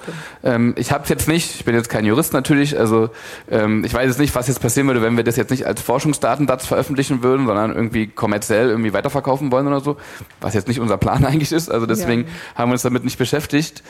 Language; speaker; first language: German; native; German